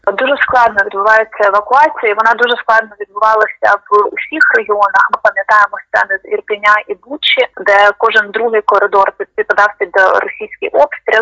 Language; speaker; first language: Ukrainian; native; Ukrainian